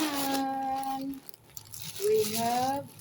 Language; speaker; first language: English; non-native, local second language; Filipino